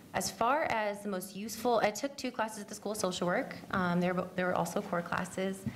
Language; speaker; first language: English; native; English